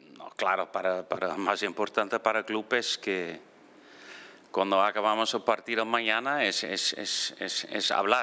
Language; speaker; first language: Spanish; non-native, fluent; Dutch